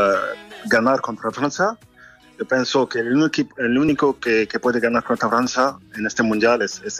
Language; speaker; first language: Spanish; non-native, fluent; French